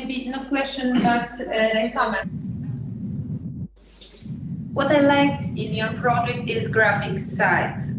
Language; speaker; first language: English; non-native, fluent; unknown